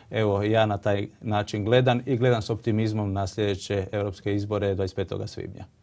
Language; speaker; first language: Croatian; early bilingual, heritage; Croatian